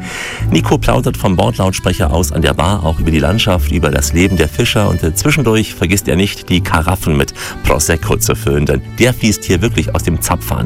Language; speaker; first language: German; native; German